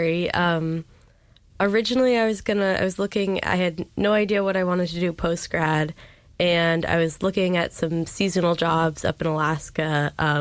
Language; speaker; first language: English; native; English